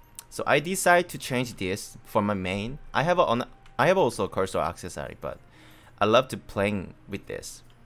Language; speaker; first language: English; non-native, learner; Korean